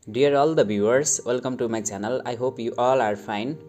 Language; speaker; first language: English; non-native, local second language; Nepali